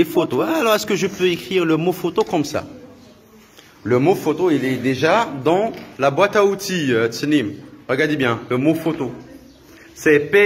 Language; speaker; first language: French; non-native, local second language; Arabic